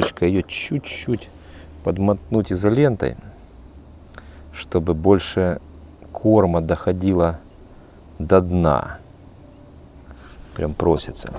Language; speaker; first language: Russian; native; Russian